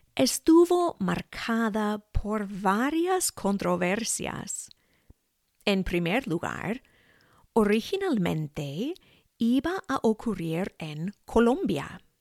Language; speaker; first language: Spanish; non-native, fluent; English